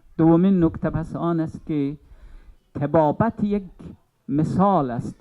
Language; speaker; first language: Persian; native; Persian